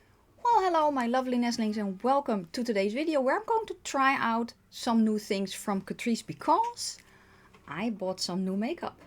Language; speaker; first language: English; non-native, fluent; Dutch